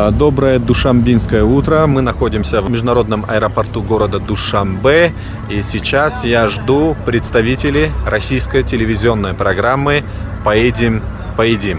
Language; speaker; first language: Russian; non-native, local second language; Tajik